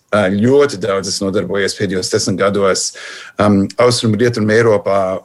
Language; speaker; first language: Latvian; non-native, fluent; English